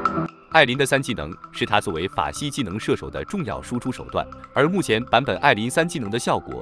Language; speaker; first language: Chinese; native; Chinese